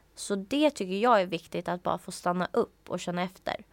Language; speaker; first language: Swedish; native; Swedish